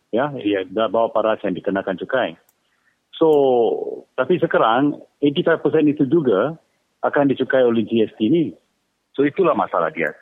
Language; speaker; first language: Malay; native; Malay